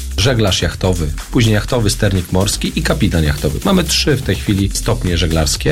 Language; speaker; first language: Polish; native; Polish